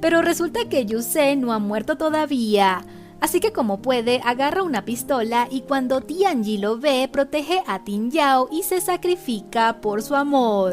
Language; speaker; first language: Spanish; native; Spanish